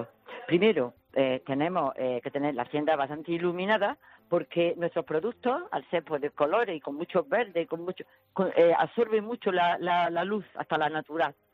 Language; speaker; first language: Spanish; native; Spanish